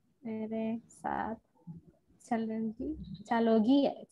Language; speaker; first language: Hindi; non-native, learner; Indonesian